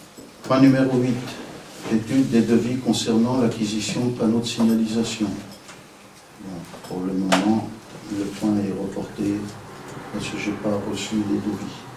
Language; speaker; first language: French; native; French